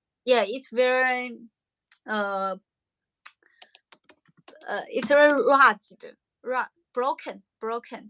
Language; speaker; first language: English; non-native, learner; Chinese